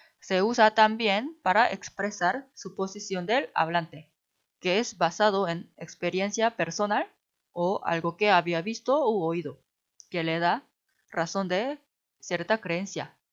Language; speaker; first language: Spanish; non-native, fluent; Korean